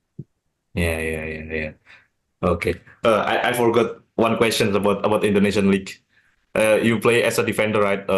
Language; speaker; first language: English; non-native, learner; Indonesian